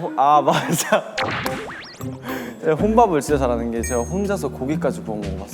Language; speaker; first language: Korean; native; Korean